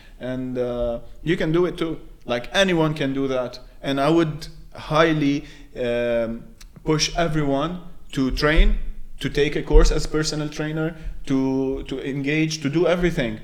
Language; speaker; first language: English; non-native, local second language; Arabic